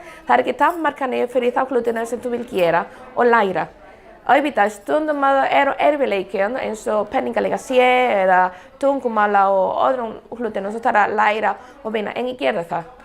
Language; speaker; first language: Icelandic; non-native, fluent; Spanish